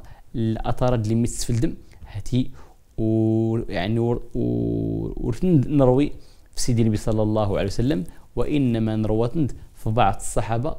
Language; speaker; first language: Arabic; non-native, local second language; Berber languages